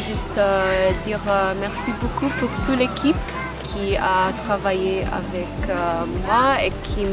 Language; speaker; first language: French; non-native, fluent; Maltese